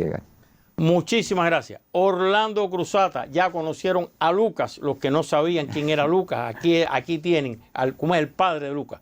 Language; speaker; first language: Spanish; native; Spanish